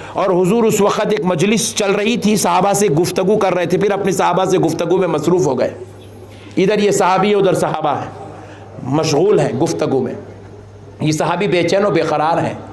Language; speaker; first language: Hindi; non-native, local second language; Urdu